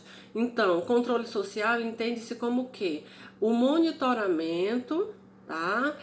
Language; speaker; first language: Portuguese; native; Portuguese